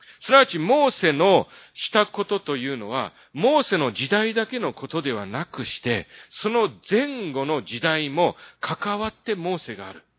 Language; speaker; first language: Japanese; early bilingual, other home language; Korean